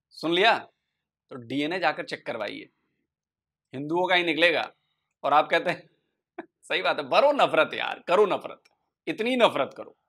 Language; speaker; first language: Hindi; native; Hindi